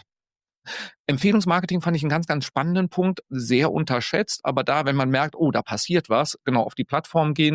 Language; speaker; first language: German; native; German